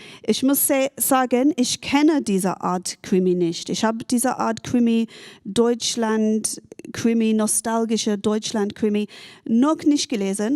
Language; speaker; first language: German; non-native, fluent; English